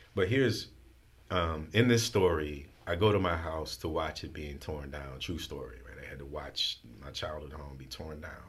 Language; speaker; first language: English; native; English